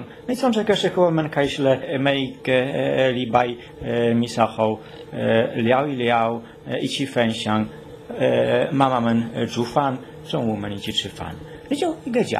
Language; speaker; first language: Chinese; non-native, learner; Polish